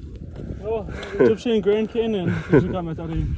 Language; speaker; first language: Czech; non-native, learner; English